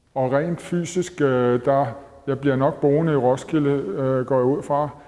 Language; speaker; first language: Danish; native; Danish